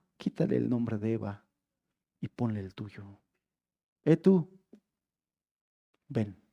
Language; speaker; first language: Spanish; native; Spanish